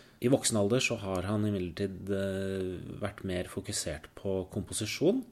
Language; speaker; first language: Norwegian; native; Norwegian